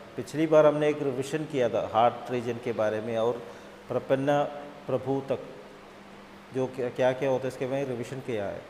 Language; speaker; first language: Hindi; non-native, local second language; Malayalam